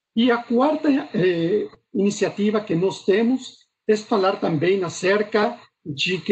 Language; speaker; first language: Portuguese; non-native, learner; Spanish